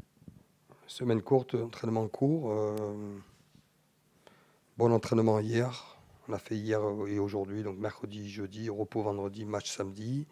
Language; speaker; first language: French; native; French